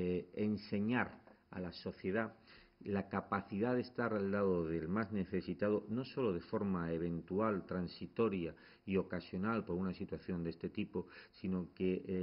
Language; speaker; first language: Spanish; native; Spanish